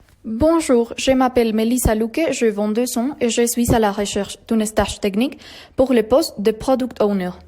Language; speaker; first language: French; non-native, learner; Spanish